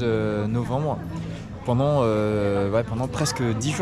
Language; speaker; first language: French; native; French